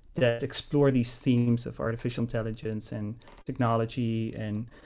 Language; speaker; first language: English; non-native, fluent; Dutch